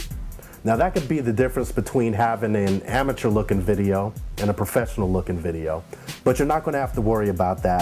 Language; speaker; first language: English; native; English